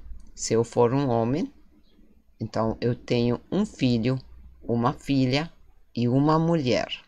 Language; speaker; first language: Portuguese; non-native, fluent; German